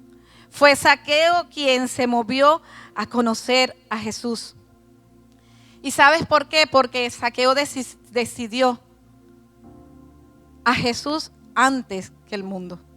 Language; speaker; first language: Spanish; native; Spanish